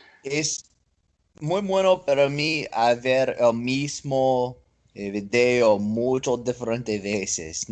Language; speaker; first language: Spanish; non-native, learner; English